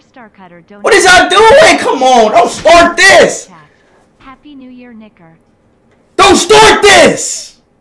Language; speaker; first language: English; native; English